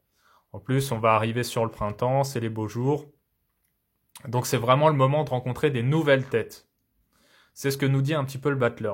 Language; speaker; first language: French; native; French